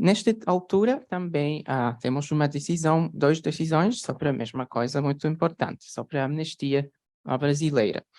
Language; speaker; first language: Portuguese; non-native, fluent; Polish